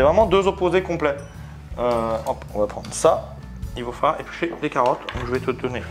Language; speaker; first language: French; native; French